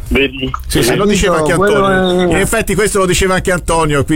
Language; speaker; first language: Italian; native; Italian